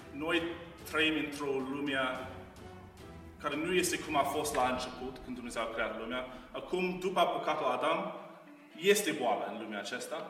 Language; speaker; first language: Romanian; non-native, learner; English